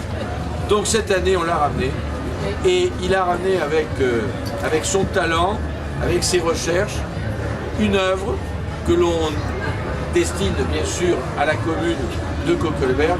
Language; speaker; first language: French; native; French